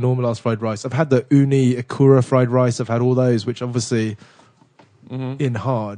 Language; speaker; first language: English; native; English